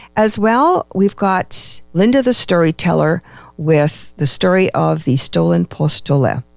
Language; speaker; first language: English; early bilingual, other home language; Ukrainian